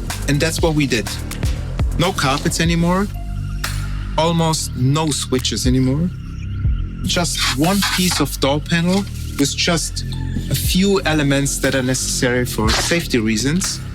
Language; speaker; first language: English; non-native, fluent; German